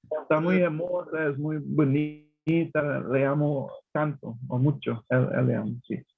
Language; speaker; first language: Spanish; non-native, learner; English